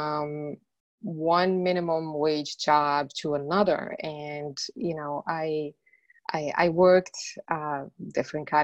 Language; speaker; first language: English; non-native, fluent; Arabic